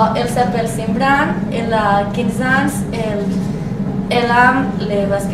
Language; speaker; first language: French; non-native, learner; Catalan